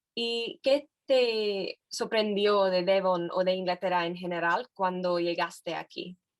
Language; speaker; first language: Spanish; non-native, fluent; English